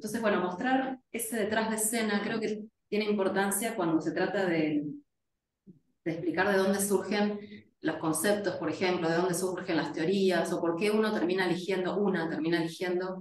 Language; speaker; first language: Spanish; native; Spanish